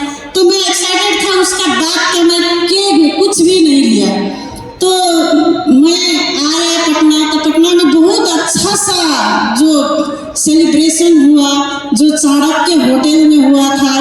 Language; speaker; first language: Hindi; non-native, learner; Nepali